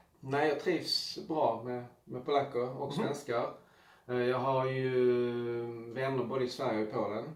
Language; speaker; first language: Swedish; early bilingual, other home language; Polish